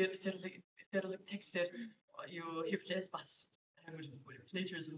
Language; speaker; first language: Mongolian; non-native, fluent; English